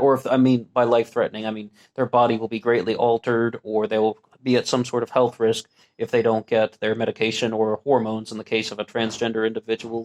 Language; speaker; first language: English; native; English